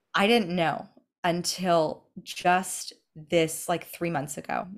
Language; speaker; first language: English; native; English